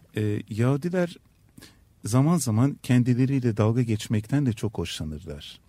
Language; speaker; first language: Turkish; native; Turkish